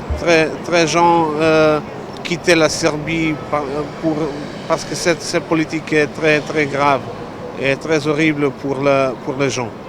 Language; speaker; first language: French; non-native, learner; Serbian